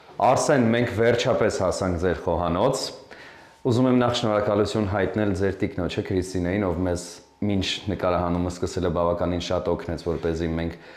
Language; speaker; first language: Armenian; native; Armenian